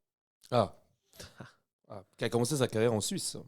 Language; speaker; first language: French; native; French